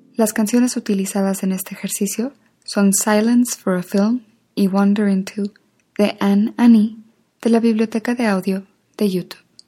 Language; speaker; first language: Spanish; native; Spanish